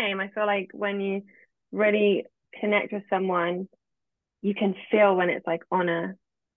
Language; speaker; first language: English; native; English